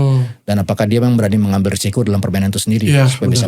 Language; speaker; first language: Indonesian; native; Indonesian